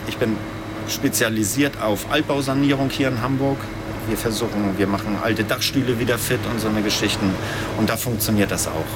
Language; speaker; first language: German; native; German